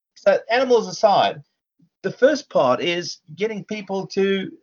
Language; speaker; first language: English; native; English